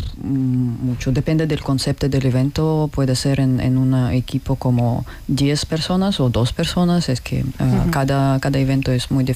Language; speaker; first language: Spanish; non-native, learner; Russian